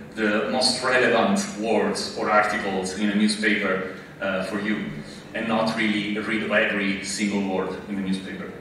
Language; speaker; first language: English; non-native, fluent; Italian